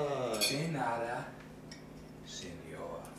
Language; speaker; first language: Spanish; non-native, learner; English